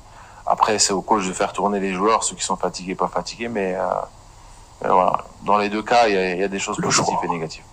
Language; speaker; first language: French; native; French